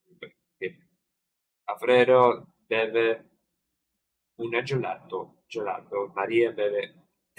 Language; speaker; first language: Italian; non-native, learner; English